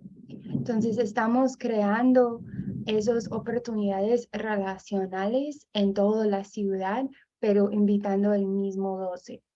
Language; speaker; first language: Spanish; non-native, fluent; English